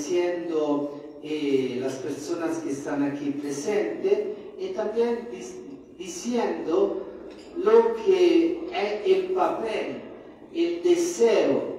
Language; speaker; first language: Spanish; non-native, fluent; Italian